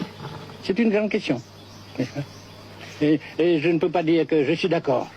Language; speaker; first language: French; non-native, fluent; Vietnamese